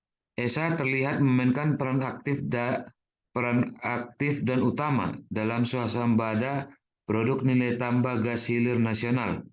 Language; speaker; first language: Indonesian; native; Indonesian